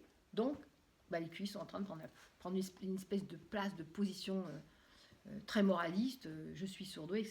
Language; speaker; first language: French; native; French